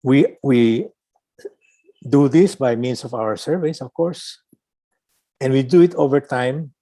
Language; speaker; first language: English; non-native, local second language; Filipino